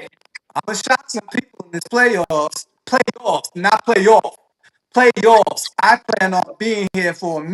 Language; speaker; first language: English; native; English